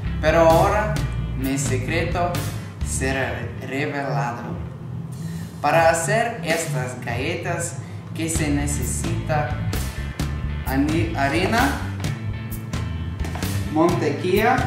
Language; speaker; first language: Spanish; non-native, learner; English